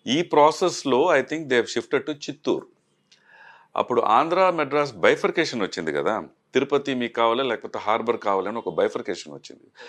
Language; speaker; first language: Telugu; native; Telugu